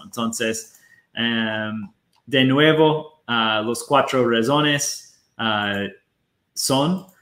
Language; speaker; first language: Spanish; non-native, fluent; Portuguese